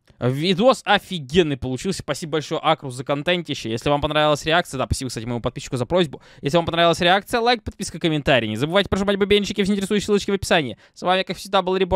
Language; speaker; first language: Russian; native; Russian